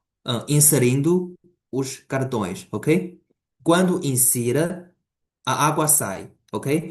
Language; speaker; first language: Portuguese; non-native, fluent; Chinese